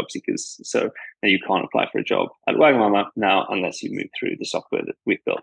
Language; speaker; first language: English; native; English